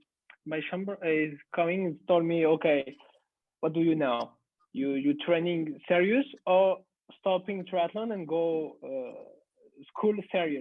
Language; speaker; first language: English; non-native, learner; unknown